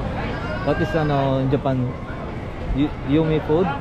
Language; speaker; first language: English; non-native, learner; Filipino